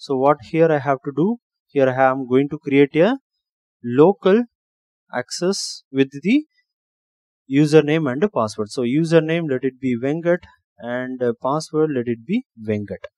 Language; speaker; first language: English; non-native, local second language; Tamil